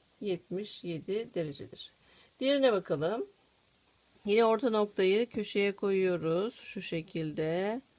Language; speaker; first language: Turkish; native; Turkish